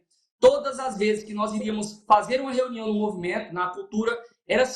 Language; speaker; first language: Portuguese; native; Portuguese